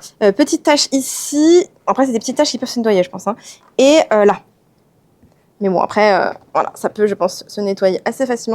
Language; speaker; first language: French; native; French